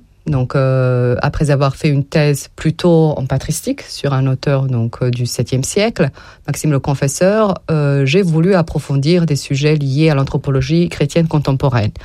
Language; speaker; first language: French; non-native, fluent; Serbian